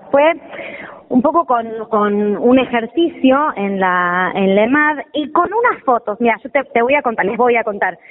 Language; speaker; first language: Spanish; native; Spanish